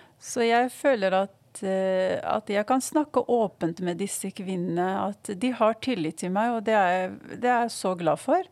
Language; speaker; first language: Norwegian; non-native, fluent; Arabic